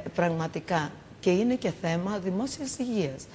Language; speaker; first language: Greek; native; Greek